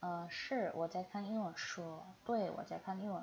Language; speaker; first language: Chinese; non-native, fluent; Indonesian